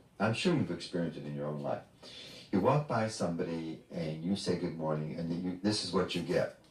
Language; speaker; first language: English; native; English